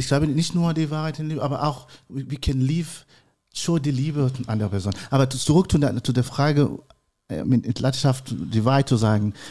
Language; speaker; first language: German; non-native, learner; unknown